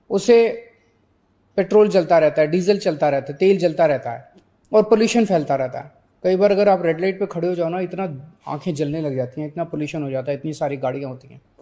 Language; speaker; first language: Hindi; native; Hindi